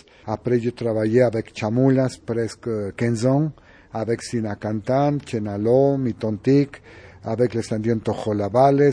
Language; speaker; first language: French; non-native, learner; Spanish